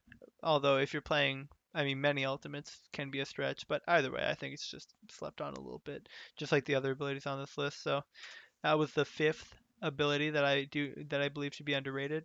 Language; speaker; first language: English; native; English